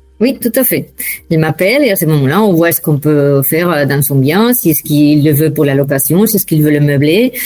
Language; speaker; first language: French; non-native, fluent; Spanish